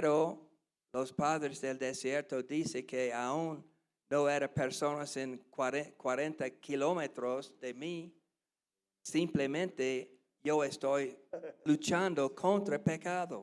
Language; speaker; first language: Spanish; non-native, learner; English